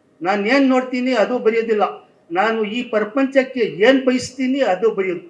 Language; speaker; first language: Kannada; non-native, local second language; Urdu